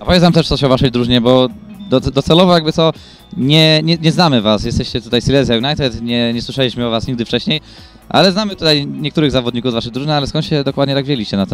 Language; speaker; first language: Polish; native; Polish